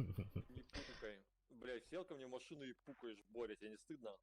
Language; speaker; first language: Russian; native; Russian